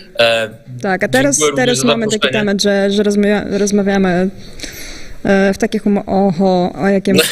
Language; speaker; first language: Polish; non-native, fluent; Russian